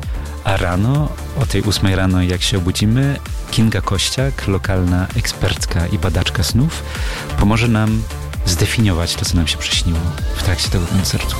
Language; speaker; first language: Polish; native; Polish